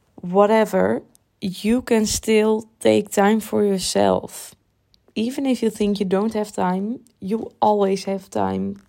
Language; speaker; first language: English; non-native, fluent; Dutch